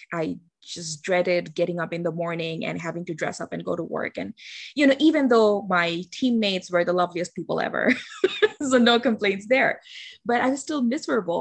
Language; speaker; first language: English; non-native, local second language; Bangla